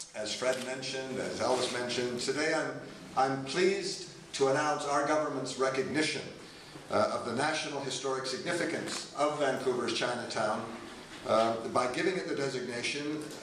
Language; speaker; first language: English; native; English